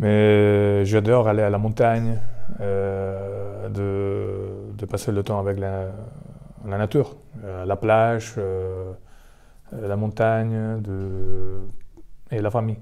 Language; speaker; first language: French; non-native, fluent; Spanish